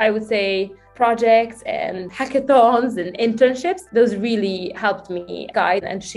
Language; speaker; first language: English; non-native, fluent; Hungarian